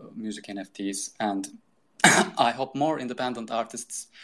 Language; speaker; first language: English; non-native, fluent; Turkish